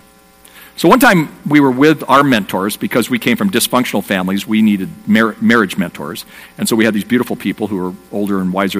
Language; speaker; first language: English; native; English